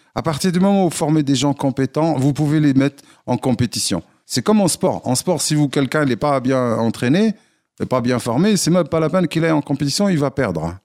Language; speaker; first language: French; non-native, local second language; Arabic